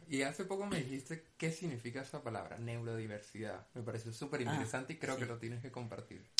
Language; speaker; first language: Spanish; native; Spanish